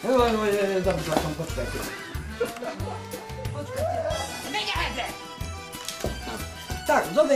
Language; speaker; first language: Slovak; non-native, local second language; Hungarian